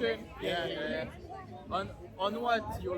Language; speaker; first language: English; non-native, learner; French